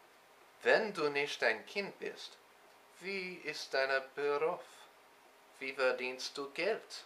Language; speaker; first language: German; non-native, learner; English